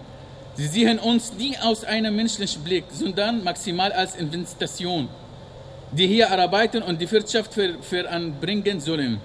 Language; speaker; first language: German; non-native, learner; Arabic